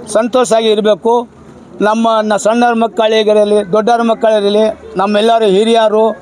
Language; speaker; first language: Kannada; non-native, local second language; Lambadi